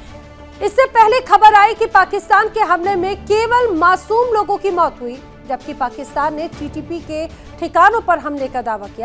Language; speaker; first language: Hindi; native; Hindi